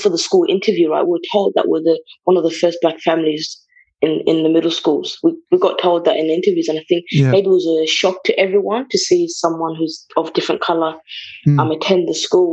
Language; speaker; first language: English; early bilingual, other home language; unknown